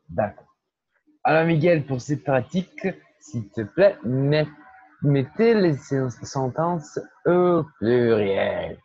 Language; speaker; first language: French; non-native, fluent; Portuguese